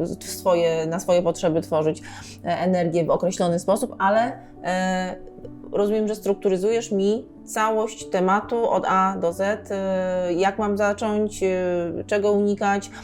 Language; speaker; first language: Polish; native; Polish